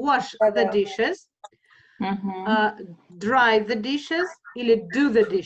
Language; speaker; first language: English; non-native, fluent; Russian